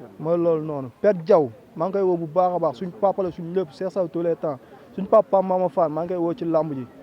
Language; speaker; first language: Wolof; native; Wolof